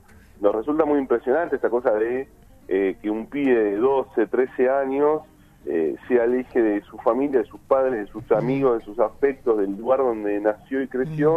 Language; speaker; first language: Spanish; native; Spanish